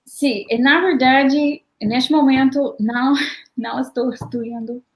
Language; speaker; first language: Portuguese; non-native, learner; English